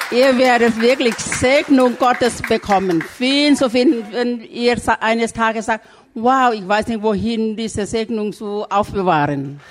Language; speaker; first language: German; non-native, learner; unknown